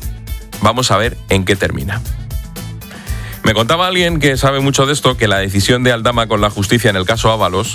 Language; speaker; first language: Spanish; native; Spanish